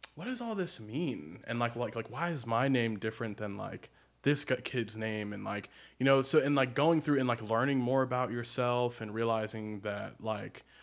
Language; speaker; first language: English; early bilingual, other home language; Yoruba